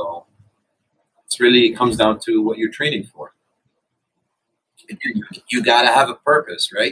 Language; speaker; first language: English; non-native, fluent; Arabic